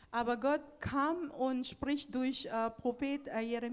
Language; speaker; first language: German; non-native, fluent; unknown